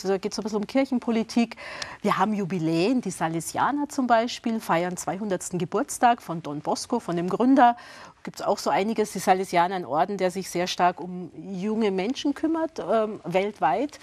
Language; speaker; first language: German; native; German